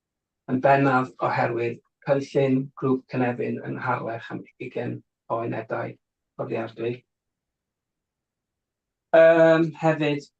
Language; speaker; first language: Welsh; native; Welsh